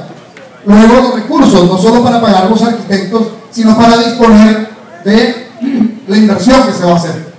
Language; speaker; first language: Spanish; native; Spanish